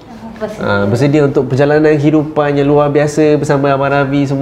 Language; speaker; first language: Malay; native; Malay